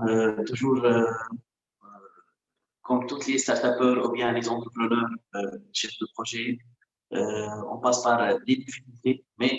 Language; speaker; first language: French; non-native, local second language; Arabic